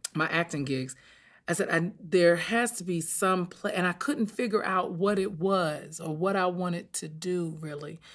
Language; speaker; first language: English; native; English